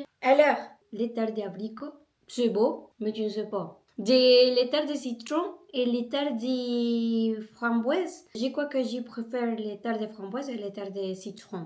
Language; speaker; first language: French; non-native, learner; Spanish